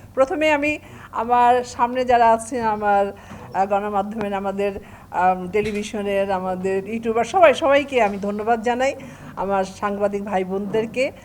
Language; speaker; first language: Bangla; native; Bangla